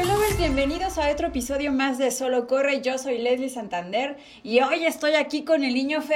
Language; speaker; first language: Spanish; native; Spanish